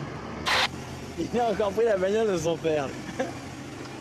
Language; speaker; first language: French; native; French